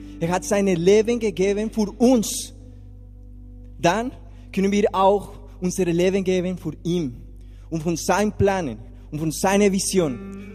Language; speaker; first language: German; non-native, learner; Spanish